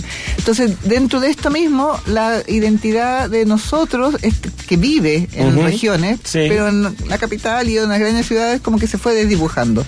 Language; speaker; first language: Spanish; native; Spanish